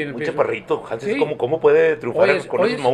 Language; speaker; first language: Spanish; native; Spanish